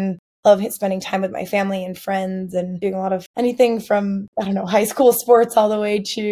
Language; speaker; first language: English; native; English